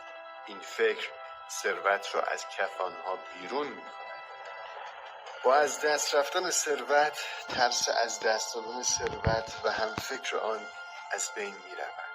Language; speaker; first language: Persian; native; Persian